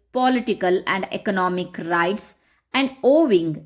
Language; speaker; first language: English; non-native, local second language; Kannada